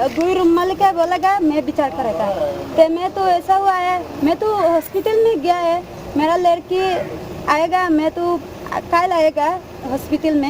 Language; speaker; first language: Hindi; non-native, local second language; Bangla